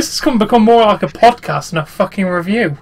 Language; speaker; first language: English; native; English